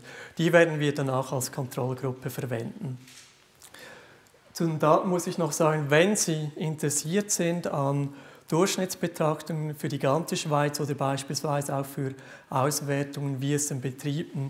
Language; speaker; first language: German; native; German